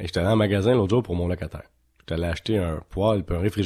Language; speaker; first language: French; native; French